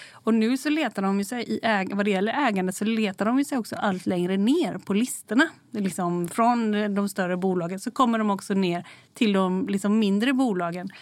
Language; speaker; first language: Swedish; native; Swedish